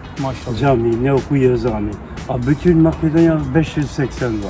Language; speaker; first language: Turkish; non-native, learner; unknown